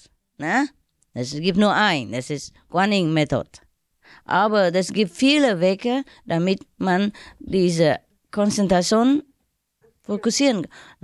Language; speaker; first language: German; non-native, learner; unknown